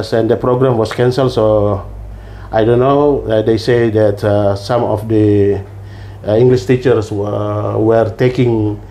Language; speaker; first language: English; non-native, learner; Indonesian